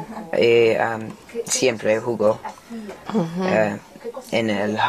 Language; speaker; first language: Spanish; non-native, learner; English